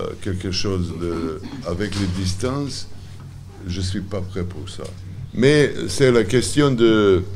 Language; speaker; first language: French; non-native, learner; Serbian